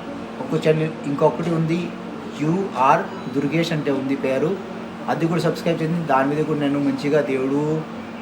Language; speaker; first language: Telugu; non-native, local second language; Hindi